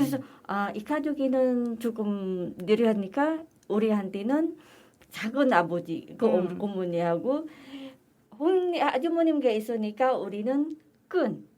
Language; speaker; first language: Korean; non-native, learner; Filipino